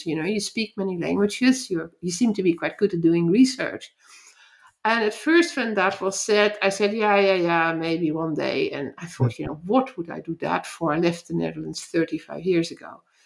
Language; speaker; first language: English; non-native, fluent; Dutch